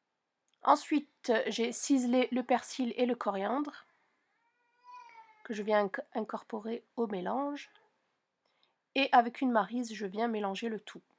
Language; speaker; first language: French; native; French